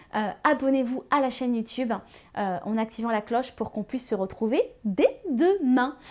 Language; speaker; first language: French; native; French